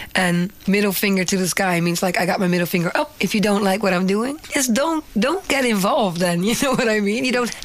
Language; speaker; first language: English; non-native, fluent; Dutch